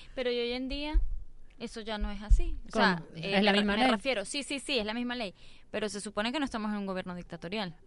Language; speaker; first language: Spanish; native; Spanish